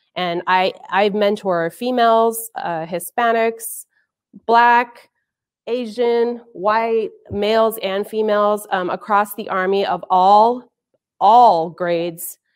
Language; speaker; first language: English; native; English